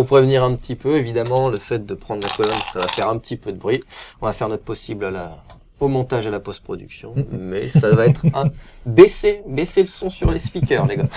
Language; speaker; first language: French; native; French